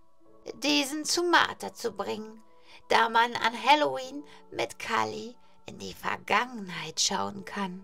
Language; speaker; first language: German; native; German